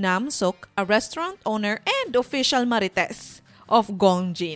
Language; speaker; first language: English; non-native, local second language; Bikol